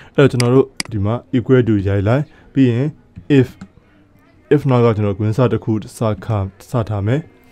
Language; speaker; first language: Burmese; native; Burmese